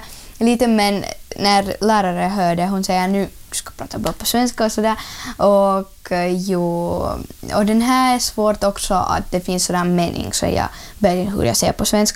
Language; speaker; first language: Swedish; non-native, learner; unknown